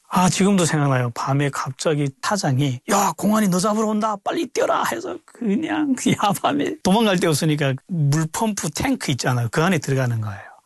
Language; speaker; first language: Korean; native; Korean